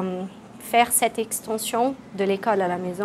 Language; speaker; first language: French; non-native, fluent; Portuguese